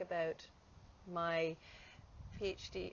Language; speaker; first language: English; native; English